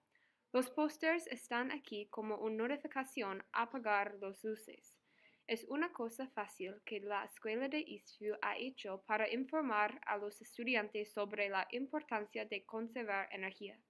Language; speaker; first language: Spanish; non-native, learner; English